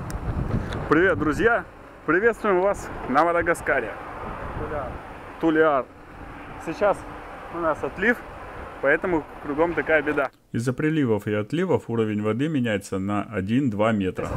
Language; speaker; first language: Russian; native; Russian